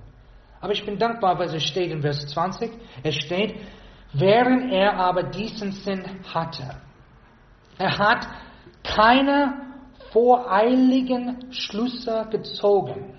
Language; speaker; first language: German; non-native, fluent; English